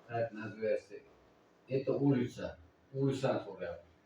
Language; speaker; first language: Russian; non-native, learner; Uzbek